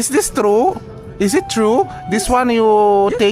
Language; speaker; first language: English; non-native, local second language; Filipino